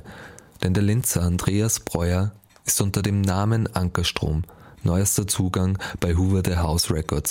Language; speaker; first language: German; native; German